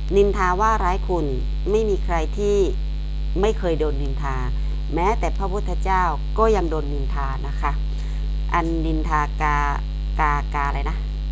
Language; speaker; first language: Thai; non-native, local second language; Chinese